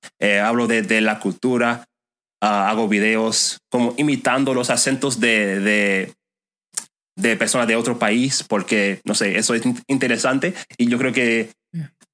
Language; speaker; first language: Spanish; non-native, fluent; English